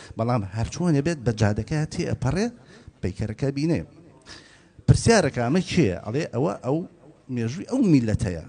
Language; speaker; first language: Central Kurdish; native; Central Kurdish